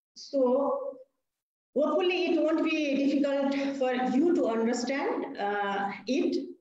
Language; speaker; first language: English; non-native, local second language; Nepali